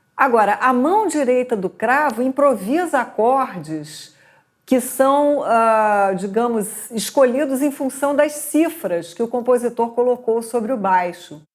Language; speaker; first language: Portuguese; native; Portuguese